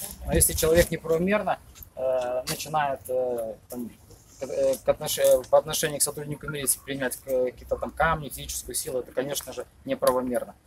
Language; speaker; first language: Russian; native; Russian